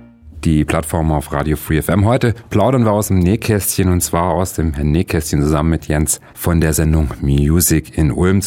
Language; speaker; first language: German; native; German